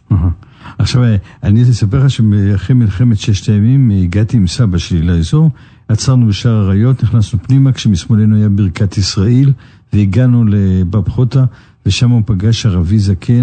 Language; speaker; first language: Hebrew; native; Hebrew